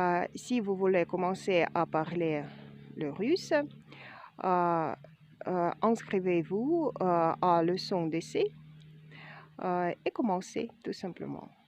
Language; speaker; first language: French; non-native, fluent; Russian